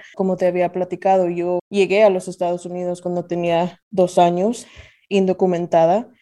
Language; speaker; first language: Spanish; early bilingual, heritage; Spanish